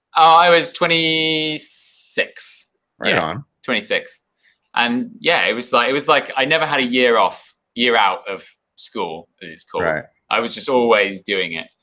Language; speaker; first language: English; native; English